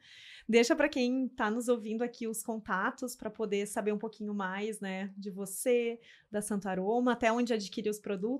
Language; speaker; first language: Portuguese; native; Portuguese